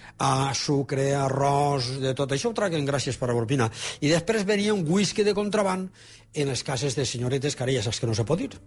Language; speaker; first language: Catalan; native; Catalan